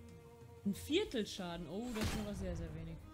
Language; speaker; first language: German; native; German